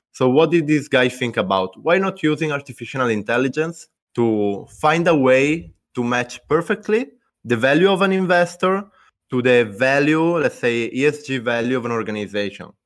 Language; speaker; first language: English; non-native, fluent; Italian